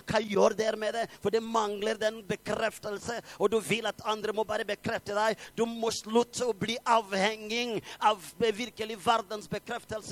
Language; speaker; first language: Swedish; non-native, fluent; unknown